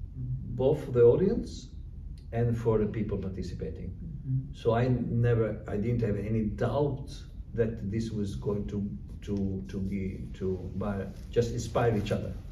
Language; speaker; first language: English; non-native, fluent; Italian